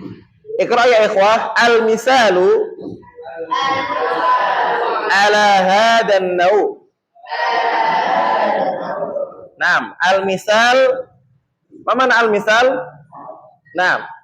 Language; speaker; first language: Arabic; non-native, learner; Indonesian